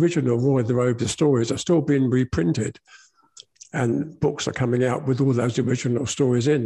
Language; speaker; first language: English; native; English